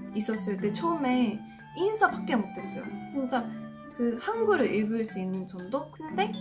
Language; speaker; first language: Korean; non-native, fluent; Japanese